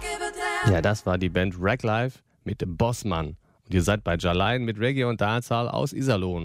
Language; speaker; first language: German; native; German